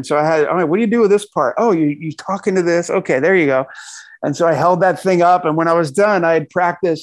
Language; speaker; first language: English; native; English